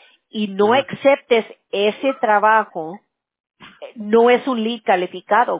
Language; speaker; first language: Spanish; early bilingual, heritage; English